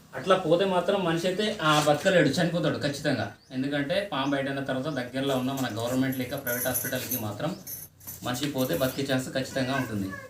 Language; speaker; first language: Telugu; native; Telugu